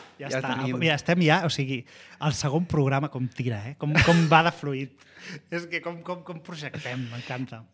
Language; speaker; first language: Catalan; native; Catalan